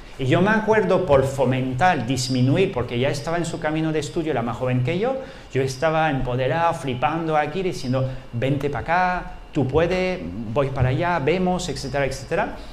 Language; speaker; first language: Spanish; non-native, fluent; French